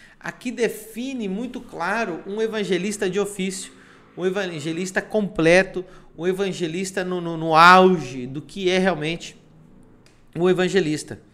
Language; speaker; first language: Portuguese; non-native, fluent; Spanish